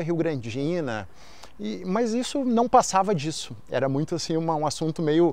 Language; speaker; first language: Portuguese; native; Portuguese